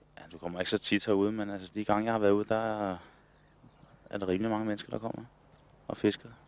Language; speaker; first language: Danish; native; Danish